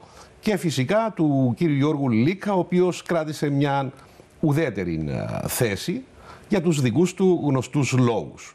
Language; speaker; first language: Greek; native; Greek